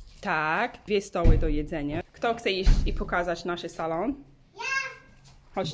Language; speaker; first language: Polish; non-native, learner; English